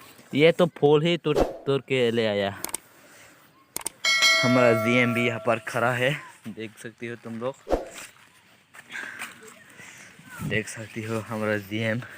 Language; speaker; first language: Hindi; non-native, local second language; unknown